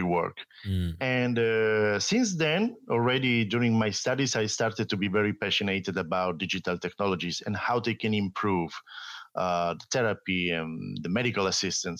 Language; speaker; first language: English; non-native, fluent; Italian